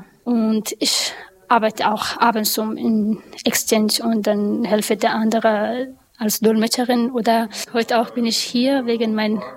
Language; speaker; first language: German; non-native, learner; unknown